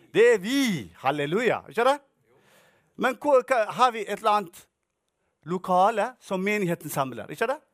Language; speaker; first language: Norwegian; non-native, fluent; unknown